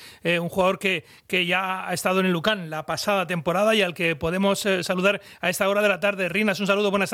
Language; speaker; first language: Spanish; native; Spanish